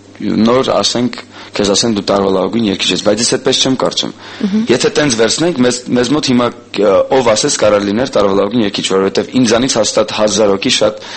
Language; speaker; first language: Armenian; early bilingual, heritage; Armenian